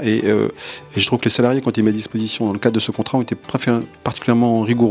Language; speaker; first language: French; native; French